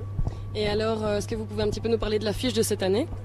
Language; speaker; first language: French; native; French